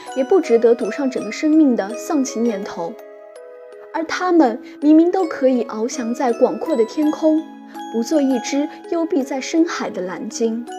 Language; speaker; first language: Chinese; native; Chinese